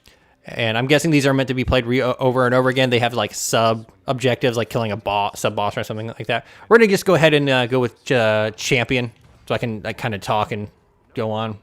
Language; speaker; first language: English; native; English